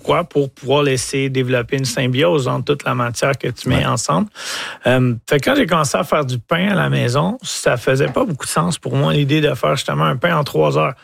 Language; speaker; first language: French; native; French